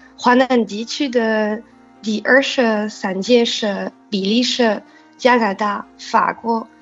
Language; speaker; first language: Chinese; non-native, learner; French